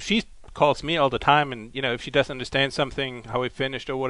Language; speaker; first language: English; non-native, fluent; German